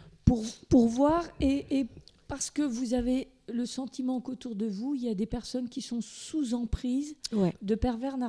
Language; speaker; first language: French; native; French